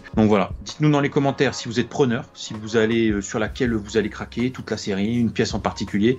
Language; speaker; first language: French; native; French